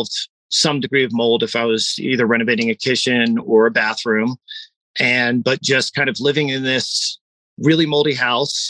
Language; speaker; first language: English; native; English